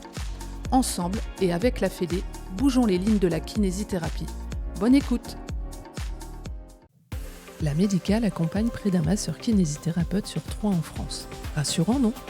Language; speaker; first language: French; native; French